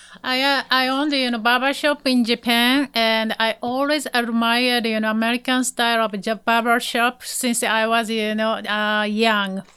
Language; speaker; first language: English; non-native, fluent; Japanese